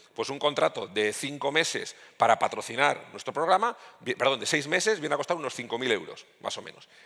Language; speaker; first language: Spanish; native; Spanish